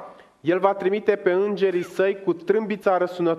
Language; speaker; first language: Romanian; native; Romanian